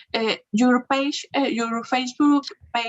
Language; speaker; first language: English; non-native, learner; Spanish